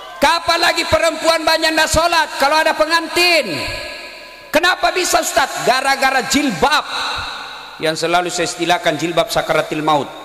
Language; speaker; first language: Indonesian; native; Indonesian